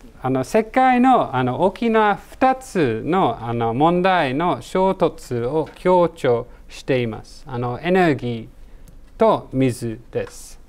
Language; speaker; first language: Japanese; non-native, learner; English